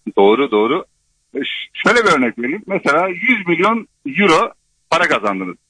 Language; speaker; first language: Turkish; early bilingual, heritage; Turkish